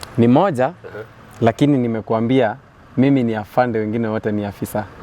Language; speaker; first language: Swahili; non-native, local second language; Gusii